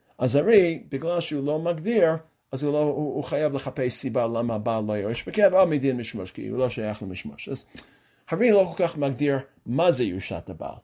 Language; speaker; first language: Hebrew; non-native, fluent; English